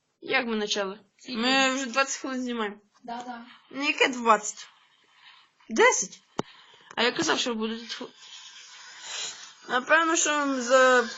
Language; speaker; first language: Ukrainian; native; Ukrainian